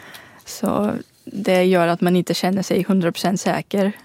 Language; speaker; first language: Swedish; non-native, fluent; Ukrainian